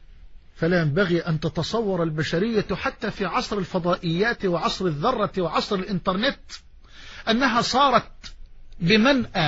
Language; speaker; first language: Arabic; native; Arabic